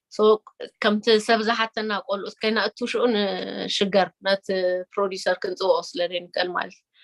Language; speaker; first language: Tigrinya; early bilingual, heritage; Tigrinya